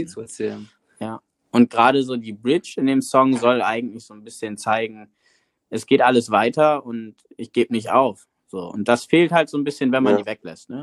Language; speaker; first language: German; native; German